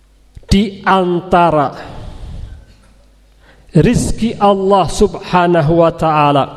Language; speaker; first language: Indonesian; native; Indonesian